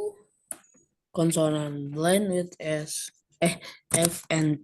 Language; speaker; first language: English; non-native, learner; Indonesian